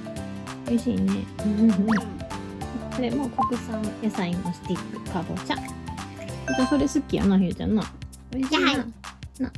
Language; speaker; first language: Japanese; native; Japanese